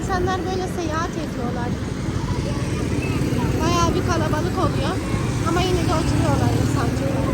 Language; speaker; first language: Turkish; non-native, fluent; Urdu